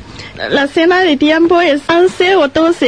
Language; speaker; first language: Spanish; non-native, learner; Chinese